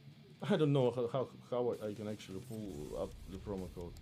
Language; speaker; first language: English; non-native, fluent; Russian